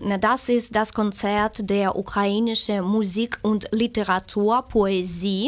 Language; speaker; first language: German; non-native, learner; Ukrainian